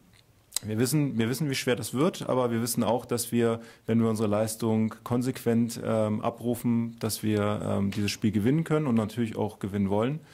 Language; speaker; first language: German; native; German